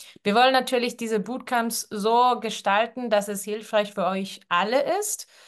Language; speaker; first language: German; non-native, fluent; Spanish